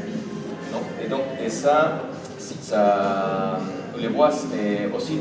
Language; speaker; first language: French; non-native, fluent; Spanish